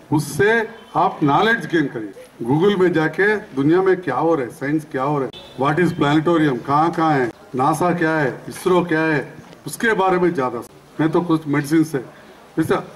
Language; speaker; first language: Hindi; non-native, local second language; Telugu